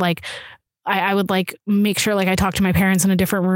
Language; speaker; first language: English; early bilingual, other home language; Urdu